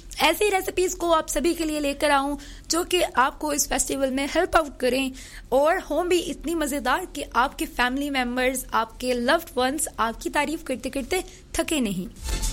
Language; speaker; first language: Urdu; early bilingual, heritage; Urdu